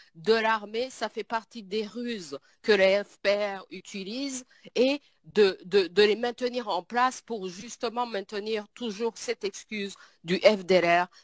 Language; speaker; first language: French; non-native, local second language; Kinyarwanda